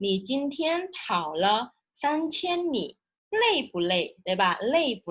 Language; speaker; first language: Chinese; non-native, fluent; Indonesian